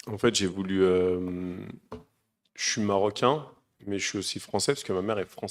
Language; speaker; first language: French; native; French